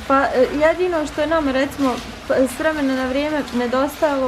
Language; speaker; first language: Bosnian; native; Bosnian